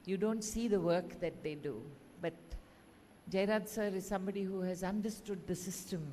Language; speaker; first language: English; non-native, local second language; Kannada